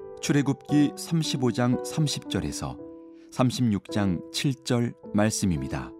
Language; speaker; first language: Korean; native; Korean